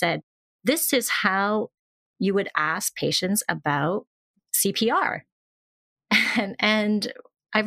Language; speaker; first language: English; non-native, local second language; Cantonese